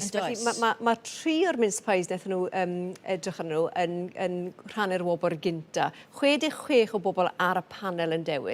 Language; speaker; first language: Welsh; native; Welsh